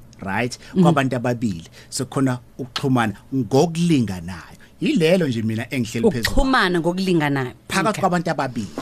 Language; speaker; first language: Zulu; native; Zulu